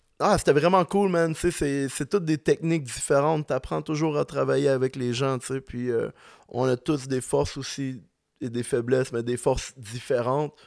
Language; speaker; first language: French; native; French